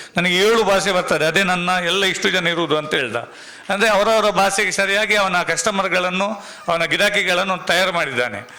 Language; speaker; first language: Kannada; non-native, local second language; Tulu